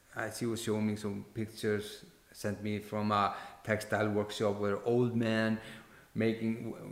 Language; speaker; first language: English; non-native, fluent; Icelandic